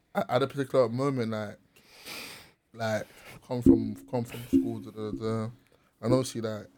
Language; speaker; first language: English; native; English